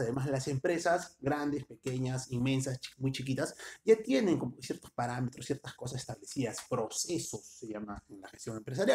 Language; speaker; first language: Spanish; native; Spanish